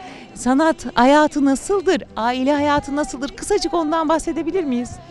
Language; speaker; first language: Turkish; native; Turkish